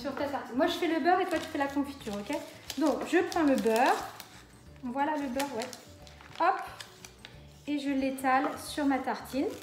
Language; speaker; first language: French; native; French